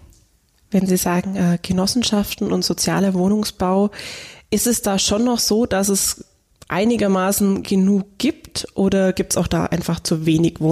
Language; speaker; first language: German; native; German